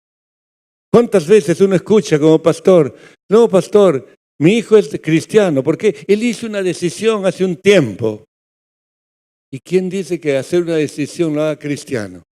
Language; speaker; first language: Spanish; native; Spanish